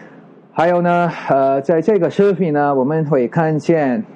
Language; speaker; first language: Chinese; non-native, learner; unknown